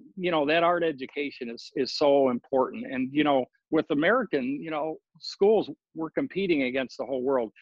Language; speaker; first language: English; native; English